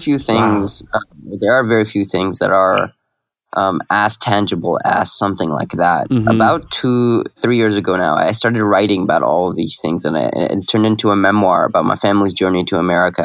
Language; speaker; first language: English; early bilingual, other home language; Arabic